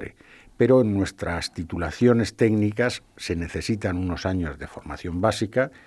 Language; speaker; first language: Spanish; native; Spanish